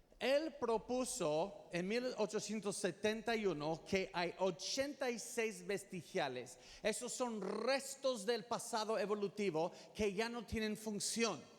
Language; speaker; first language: Spanish; non-native, fluent; English